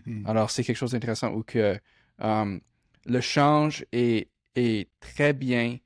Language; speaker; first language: French; non-native, local second language; English